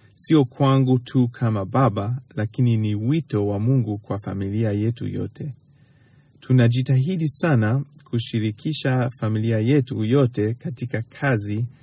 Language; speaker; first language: Swahili; early bilingual, other home language; English